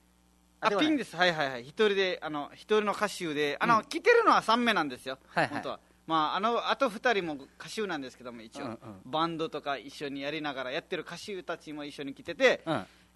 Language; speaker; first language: Japanese; non-native, fluent; Nepali